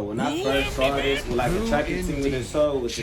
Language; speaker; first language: English; native; English